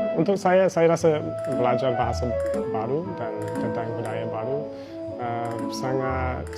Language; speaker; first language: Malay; non-native, fluent; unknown